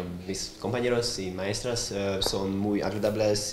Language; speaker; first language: Spanish; non-native, learner; Hungarian